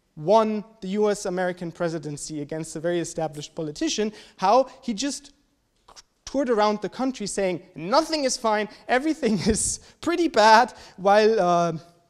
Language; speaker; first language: English; non-native, fluent; German